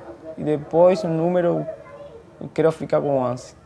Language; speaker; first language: Portuguese; non-native, fluent; Spanish